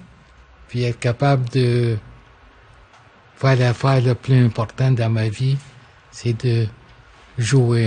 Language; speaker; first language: French; non-native, local second language; English